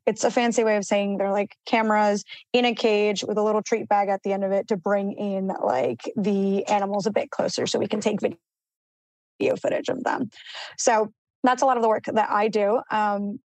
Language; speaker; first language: English; early bilingual, other home language; Spanish